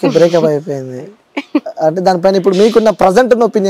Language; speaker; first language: Telugu; native; Telugu